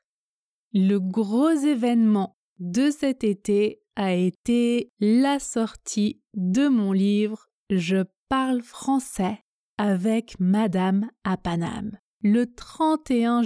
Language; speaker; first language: French; native; French